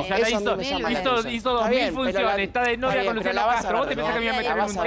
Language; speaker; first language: Spanish; native; Spanish